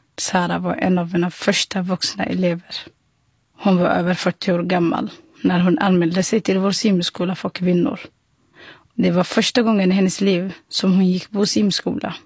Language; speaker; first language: Swedish; non-native, fluent; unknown